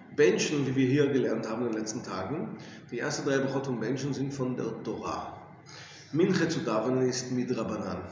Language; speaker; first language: German; non-native, fluent; English